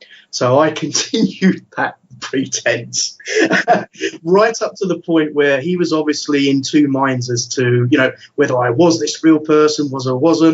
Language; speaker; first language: English; native; English